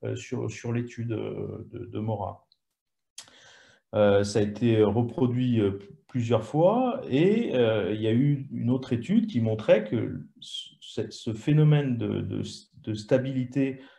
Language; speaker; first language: French; native; French